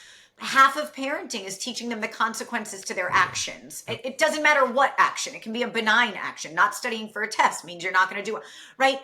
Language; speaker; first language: English; native; English